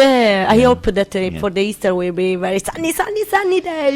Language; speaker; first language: English; non-native, learner; Italian